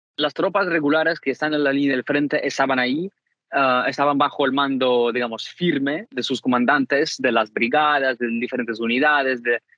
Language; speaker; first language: Spanish; non-native, fluent; Ukrainian